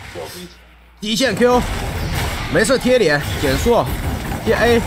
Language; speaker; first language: Chinese; native; Chinese